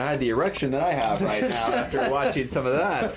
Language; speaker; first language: English; native; English